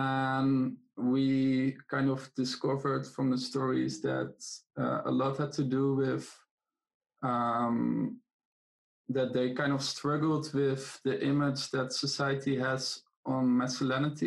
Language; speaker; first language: English; non-native, fluent; Dutch